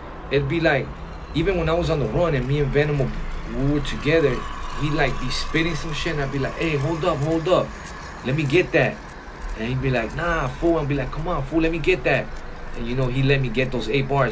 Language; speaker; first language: English; early bilingual, other home language; Spanish